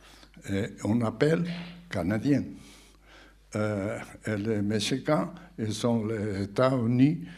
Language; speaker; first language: French; non-native, fluent; Portuguese